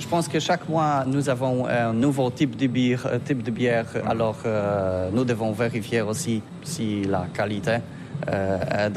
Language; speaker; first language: French; non-native, learner; Polish